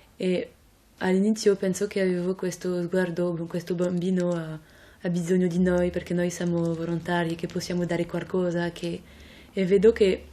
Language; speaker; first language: Italian; non-native, fluent; French